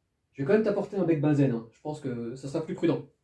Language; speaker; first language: French; native; French